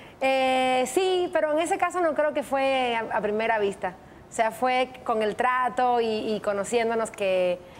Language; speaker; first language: Spanish; native; Spanish